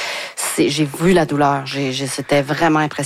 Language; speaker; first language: French; native; French